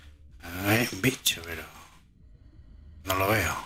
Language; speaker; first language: Spanish; native; Spanish